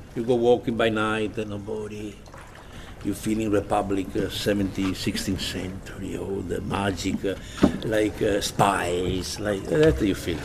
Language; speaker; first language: English; non-native, learner; Italian